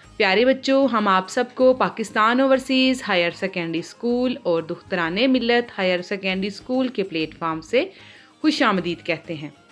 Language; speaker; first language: Hindi; non-native, local second language; Punjabi